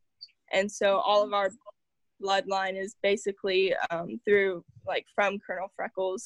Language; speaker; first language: English; native; English